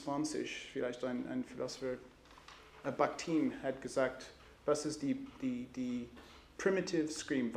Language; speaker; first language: German; non-native, learner; English